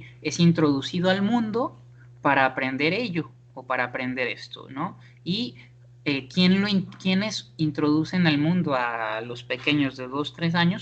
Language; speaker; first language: Spanish; native; Spanish